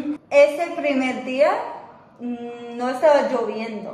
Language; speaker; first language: Spanish; non-native, fluent; English